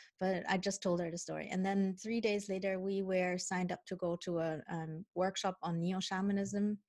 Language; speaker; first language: English; non-native, fluent; Dutch